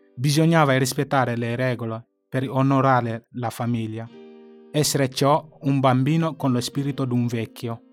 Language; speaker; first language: Italian; non-native, fluent; Bambara